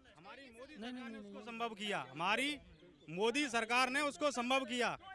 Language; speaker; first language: Hindi; native; Hindi